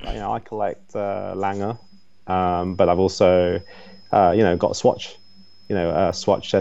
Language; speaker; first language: English; native; English